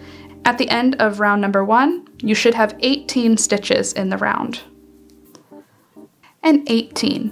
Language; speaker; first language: English; native; English